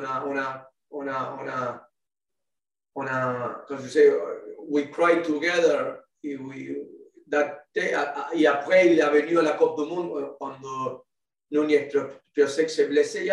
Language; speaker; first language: French; non-native, learner; Spanish